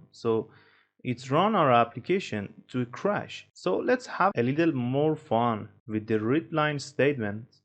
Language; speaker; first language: English; non-native, fluent; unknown